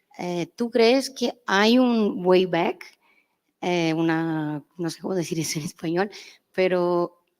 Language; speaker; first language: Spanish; non-native, learner; Portuguese